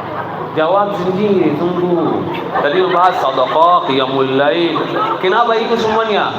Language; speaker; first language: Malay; non-native, fluent; Arabic